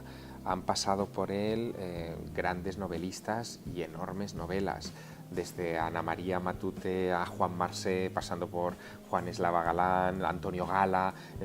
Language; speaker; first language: Spanish; native; Spanish